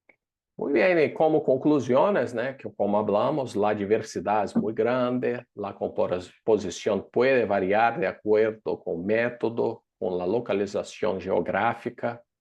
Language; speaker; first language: Spanish; non-native, fluent; Portuguese